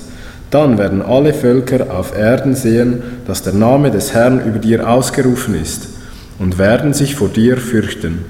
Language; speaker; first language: German; native; German